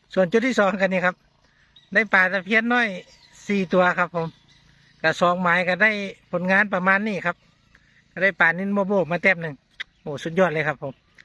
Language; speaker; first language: Thai; non-native, local second language; Northeastern Thai